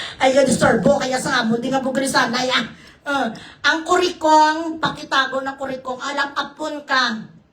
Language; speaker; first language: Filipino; non-native, local second language; Hiligaynon